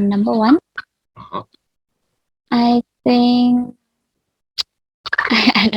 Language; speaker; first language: English; non-native, learner; Vietnamese